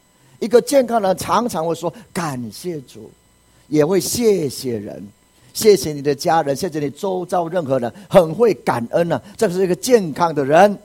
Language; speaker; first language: Chinese; native; Chinese